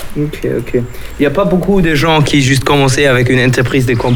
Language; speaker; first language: French; non-native, learner; German